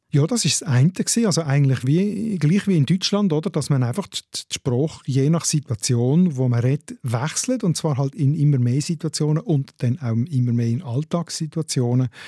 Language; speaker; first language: German; native; German